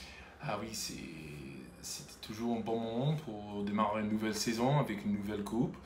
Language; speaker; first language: French; non-native, fluent; English